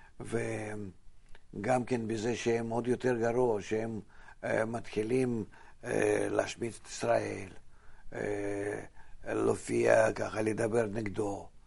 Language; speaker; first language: Hebrew; non-native, fluent; Russian